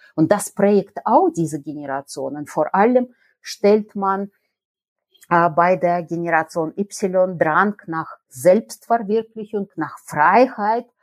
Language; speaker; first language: German; non-native, fluent; Russian